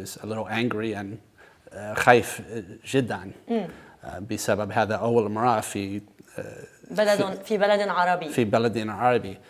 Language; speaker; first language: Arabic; non-native, learner; English